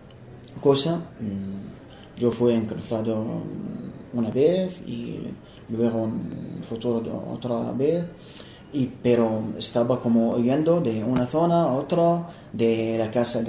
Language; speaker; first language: Spanish; non-native, fluent; Arabic